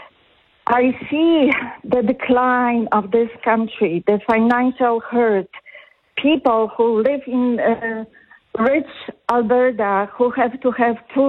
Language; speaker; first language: English; non-native, fluent; Polish